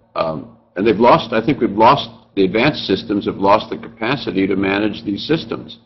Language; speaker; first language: English; native; English